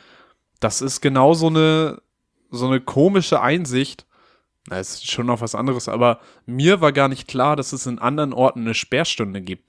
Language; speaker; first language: German; native; German